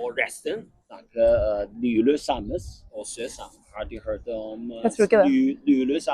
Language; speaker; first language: Norwegian; non-native, learner; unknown